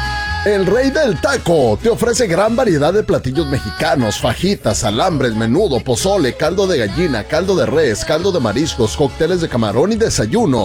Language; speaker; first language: Spanish; native; Spanish